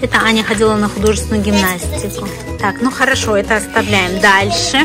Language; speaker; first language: Russian; native; Russian